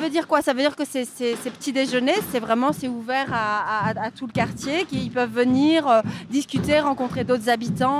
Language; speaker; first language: French; native; French